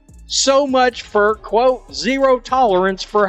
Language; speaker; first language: English; native; English